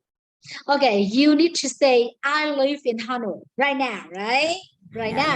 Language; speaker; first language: English; non-native, learner; Vietnamese